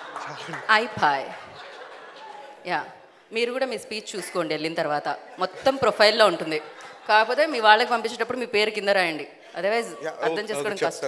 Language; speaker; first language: Telugu; native; Telugu